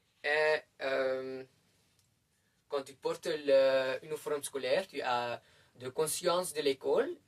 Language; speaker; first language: French; non-native, learner; Dutch